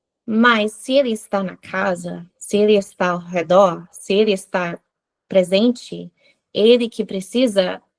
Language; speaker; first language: Portuguese; non-native, fluent; English